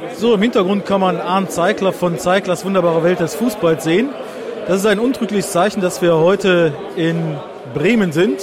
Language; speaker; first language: German; native; German